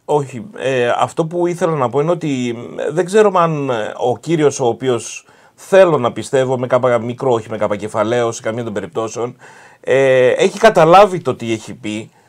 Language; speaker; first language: Greek; early bilingual, heritage; Greek